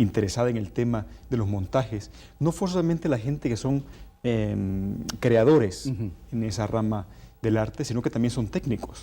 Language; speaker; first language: Spanish; native; Spanish